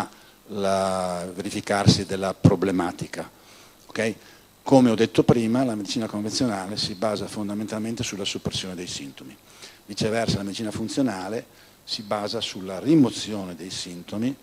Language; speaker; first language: Italian; native; Italian